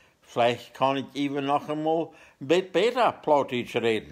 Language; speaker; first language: German; non-native, learner; Plautdietsch